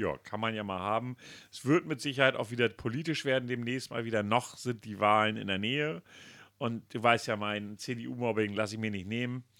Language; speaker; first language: German; native; German